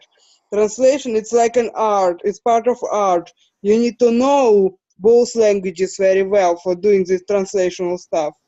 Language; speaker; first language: English; non-native, fluent; Russian